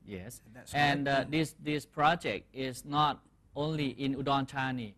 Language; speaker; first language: English; non-native, fluent; Thai